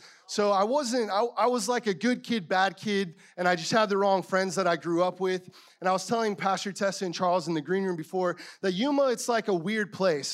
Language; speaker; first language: English; native; English